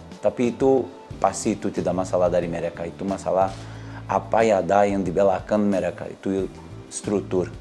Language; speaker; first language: Indonesian; non-native, learner; Portuguese